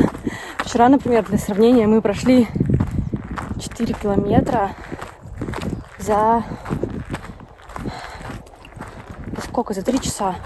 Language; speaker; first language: Russian; native; Russian